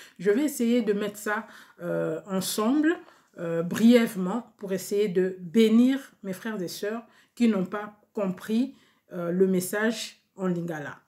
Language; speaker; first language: French; non-native, local second language; Lingala